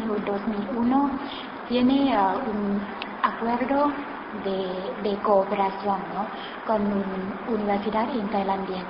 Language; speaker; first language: Spanish; non-native, learner; Thai